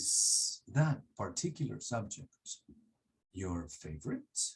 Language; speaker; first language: English; non-native, fluent; Spanish